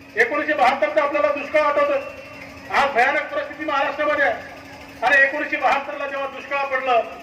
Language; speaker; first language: Marathi; non-native, local second language; Lambadi